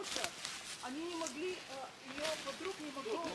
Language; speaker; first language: Russian; non-native, learner; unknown